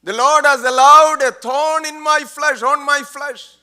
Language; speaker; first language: English; non-native, local second language; Malayalam